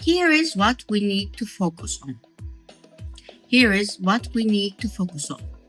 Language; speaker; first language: English; non-native, fluent; Turkish